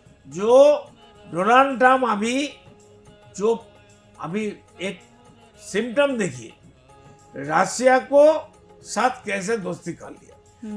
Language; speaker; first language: Hindi; non-native, local second language; Bangla